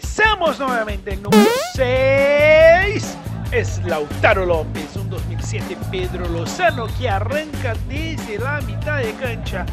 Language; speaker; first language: Spanish; native; Spanish